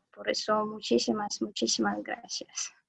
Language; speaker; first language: Spanish; non-native, fluent; Russian